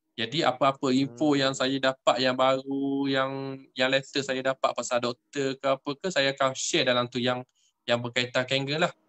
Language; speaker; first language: Malay; native; Malay